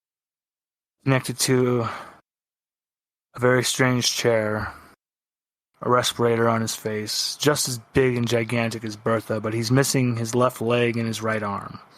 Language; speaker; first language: English; native; English